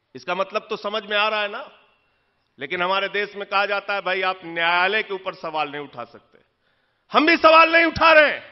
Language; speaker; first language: Hindi; native; Hindi